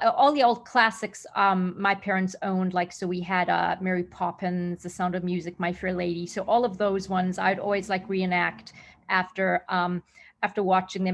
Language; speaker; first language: English; native; English